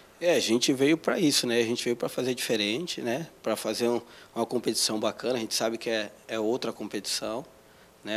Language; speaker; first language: Portuguese; native; Portuguese